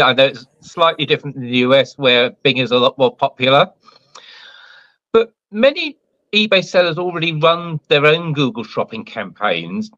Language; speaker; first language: English; native; English